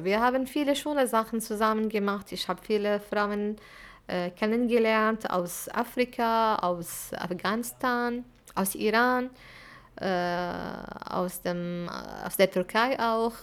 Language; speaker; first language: German; non-native, fluent; Arabic